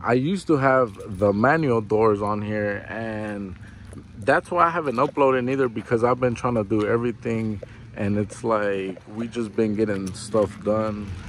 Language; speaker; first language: English; early bilingual, other home language; Spanish